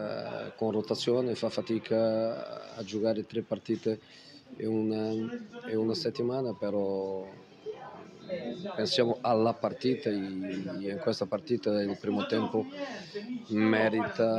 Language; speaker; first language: Italian; non-native, fluent; Portuguese